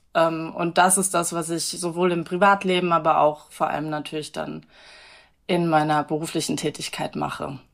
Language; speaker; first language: German; early bilingual, other home language; English